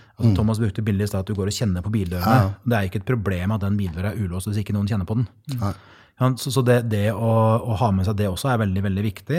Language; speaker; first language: Norwegian; native; Norwegian